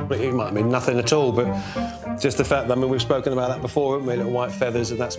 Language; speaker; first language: English; native; English